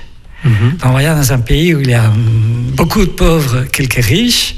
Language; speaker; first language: French; non-native, fluent; Spanish